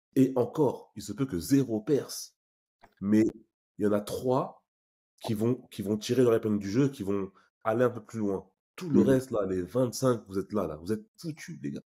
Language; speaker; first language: French; native; French